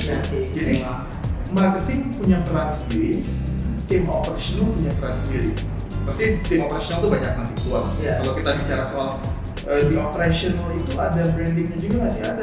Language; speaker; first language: Indonesian; native; Indonesian